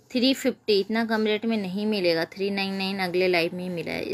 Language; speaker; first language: Hindi; native; Hindi